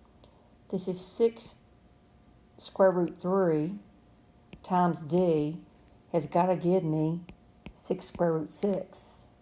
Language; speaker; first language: English; native; English